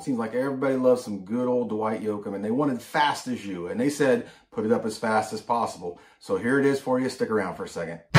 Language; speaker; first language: English; native; English